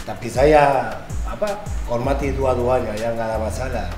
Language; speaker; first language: Indonesian; non-native, learner; Spanish